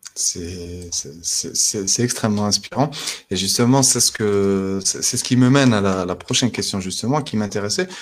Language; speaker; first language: French; non-native, local second language; Arabic